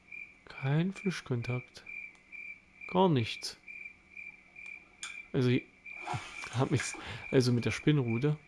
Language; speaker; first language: German; native; German